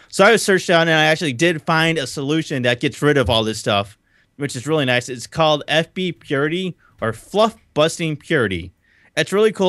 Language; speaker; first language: English; native; English